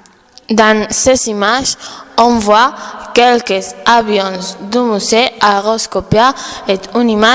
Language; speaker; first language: French; non-native, learner; Spanish